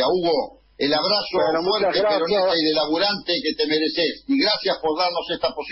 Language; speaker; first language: Spanish; native; Spanish